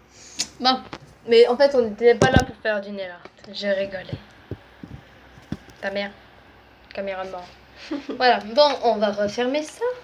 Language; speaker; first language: French; native; French